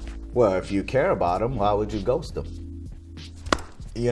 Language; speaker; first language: English; native; English